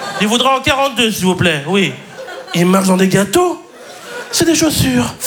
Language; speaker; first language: French; native; French